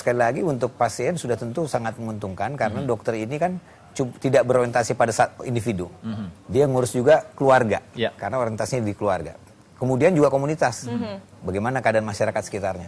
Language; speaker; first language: Indonesian; native; Indonesian